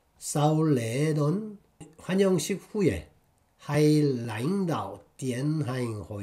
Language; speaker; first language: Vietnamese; non-native, fluent; Korean